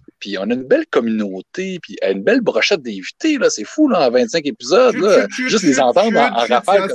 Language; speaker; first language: French; native; French